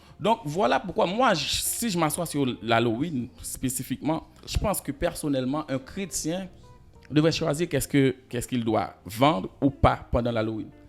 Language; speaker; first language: French; non-native, local second language; Haitian Creole